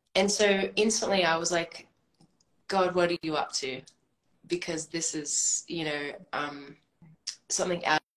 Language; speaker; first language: English; native; English